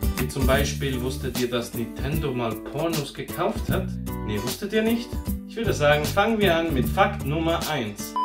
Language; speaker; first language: German; early bilingual, other home language; Portuguese